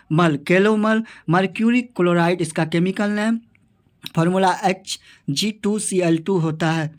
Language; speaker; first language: Hindi; native; Hindi